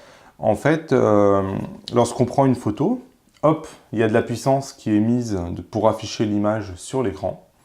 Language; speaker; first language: French; native; French